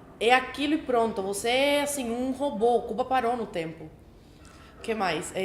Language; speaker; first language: Portuguese; early bilingual, other home language; Spanish